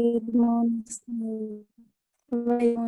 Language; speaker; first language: Arabic; non-native, learner; Urdu